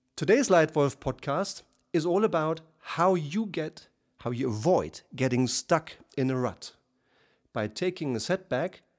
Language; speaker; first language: English; non-native, fluent; German